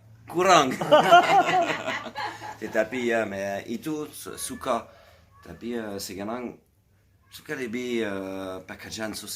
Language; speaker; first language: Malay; non-native, learner; French